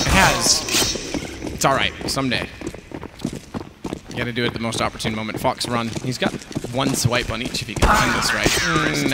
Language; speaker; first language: English; native; English